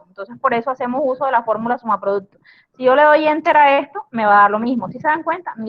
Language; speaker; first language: Spanish; native; Spanish